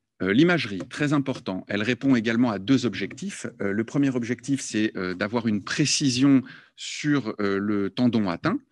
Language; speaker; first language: French; native; French